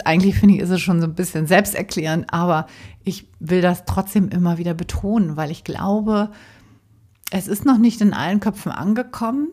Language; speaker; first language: German; native; German